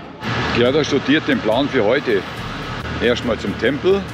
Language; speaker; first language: German; native; German